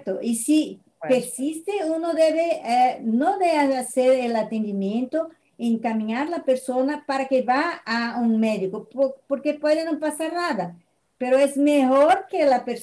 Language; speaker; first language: Spanish; non-native, fluent; Portuguese